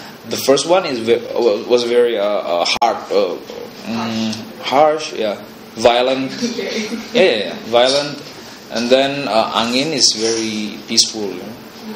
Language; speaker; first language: English; non-native, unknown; Indonesian